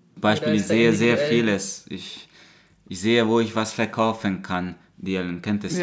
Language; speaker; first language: German; non-native, fluent; Hungarian